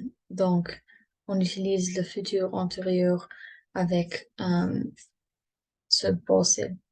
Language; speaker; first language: French; non-native, learner; English